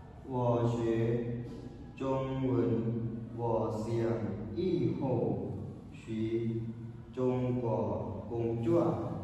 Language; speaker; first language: Chinese; non-native, learner; Thai